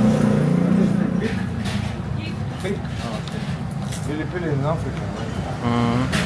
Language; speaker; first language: English; non-native, learner; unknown